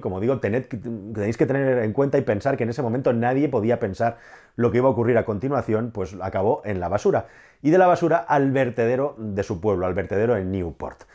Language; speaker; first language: Spanish; native; Spanish